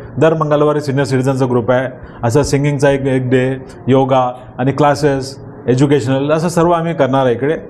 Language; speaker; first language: Marathi; non-native, local second language; Telugu